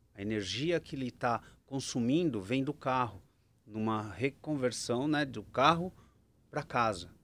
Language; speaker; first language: Portuguese; native; Portuguese